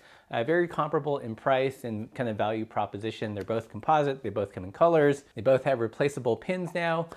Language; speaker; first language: English; native; English